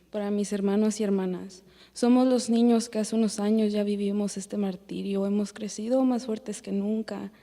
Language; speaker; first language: Spanish; early bilingual, other home language; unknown